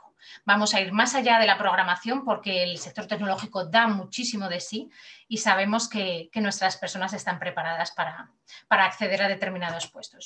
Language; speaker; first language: Spanish; native; Spanish